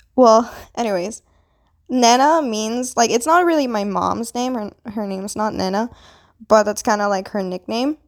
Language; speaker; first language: English; non-native, local second language; Filipino